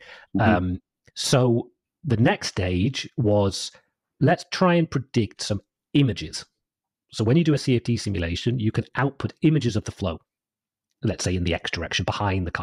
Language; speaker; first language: English; native; English